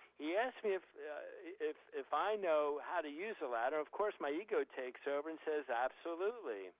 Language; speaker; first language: English; native; English